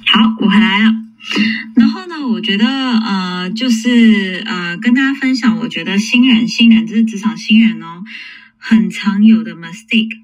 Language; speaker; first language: Chinese; early bilingual, heritage; English